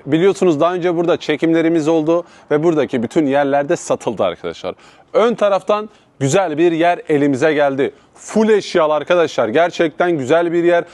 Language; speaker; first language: Turkish; native; Turkish